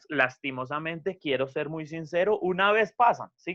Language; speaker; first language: Spanish; native; Spanish